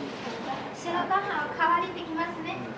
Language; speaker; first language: Japanese; non-native, learner; Chinese